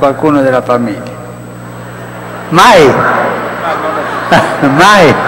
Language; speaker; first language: Italian; early bilingual, heritage; Spanish